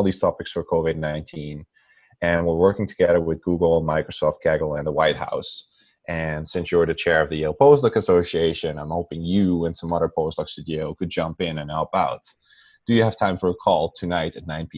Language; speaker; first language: English; non-native, fluent; Dutch